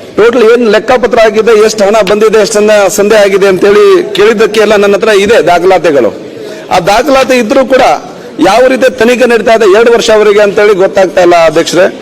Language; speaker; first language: Kannada; non-native, local second language; Lambadi